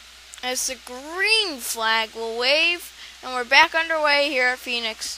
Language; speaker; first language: English; native; English